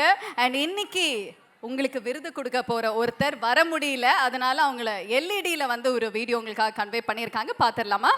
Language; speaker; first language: Tamil; native; Tamil